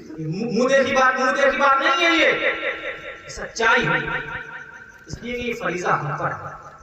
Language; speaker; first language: Urdu; native; Urdu